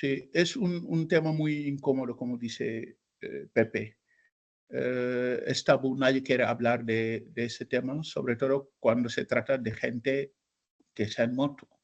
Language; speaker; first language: Spanish; non-native, fluent; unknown